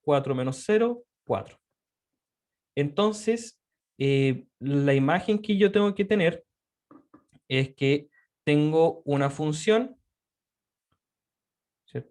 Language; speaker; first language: Spanish; native; Spanish